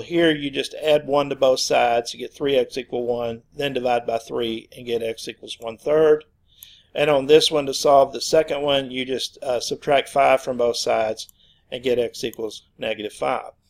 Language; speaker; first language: English; native; English